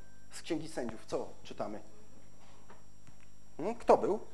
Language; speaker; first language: Polish; native; Polish